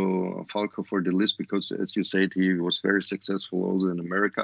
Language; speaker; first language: English; non-native, fluent; German